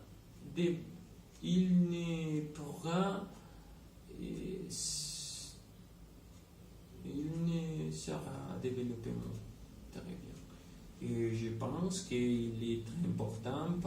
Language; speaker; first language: French; non-native, learner; Spanish